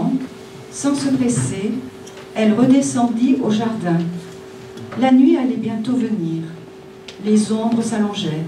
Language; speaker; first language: French; native; French